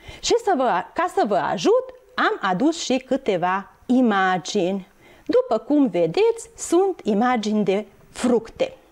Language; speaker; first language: Romanian; non-native, local second language; Hungarian